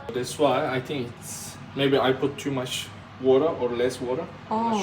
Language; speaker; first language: English; non-native, learner; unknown